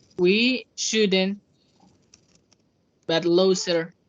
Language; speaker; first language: English; non-native, learner; Spanish